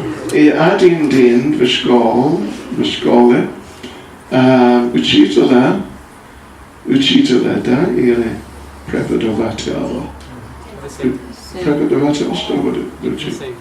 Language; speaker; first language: Russian; non-native, learner; English